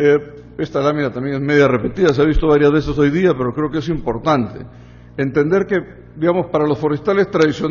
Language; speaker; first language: Spanish; native; Spanish